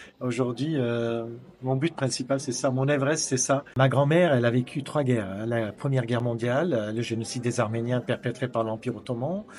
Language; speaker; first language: French; non-native, local second language; Armenian